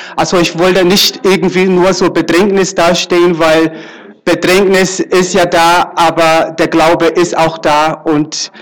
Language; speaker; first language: German; non-native, fluent; Portuguese